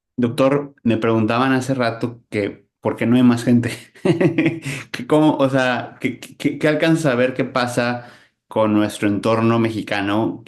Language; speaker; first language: Spanish; native; Spanish